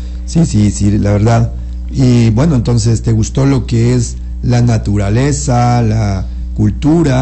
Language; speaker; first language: Spanish; native; Spanish